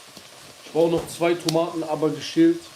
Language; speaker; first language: German; early bilingual, other home language; Kurdish